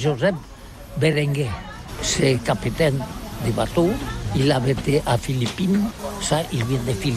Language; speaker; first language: French; non-native, learner; Catalan